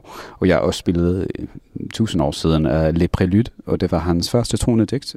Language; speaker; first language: Danish; non-native, fluent; English